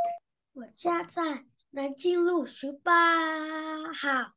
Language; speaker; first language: Chinese; non-native, learner; Vietnamese